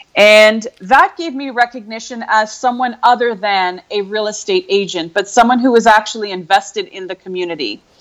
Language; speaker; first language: English; native; English